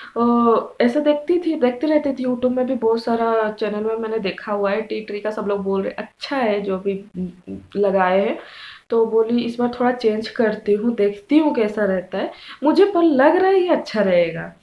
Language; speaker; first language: Hindi; non-native, local second language; Odia